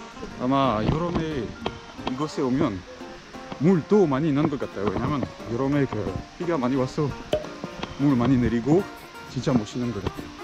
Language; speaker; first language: Korean; non-native, learner; French